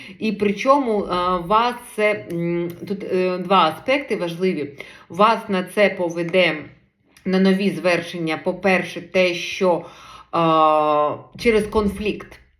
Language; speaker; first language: Ukrainian; non-native, local second language; Russian